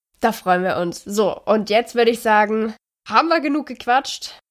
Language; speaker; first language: German; native; German